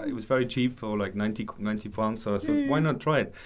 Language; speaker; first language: English; non-native, fluent; French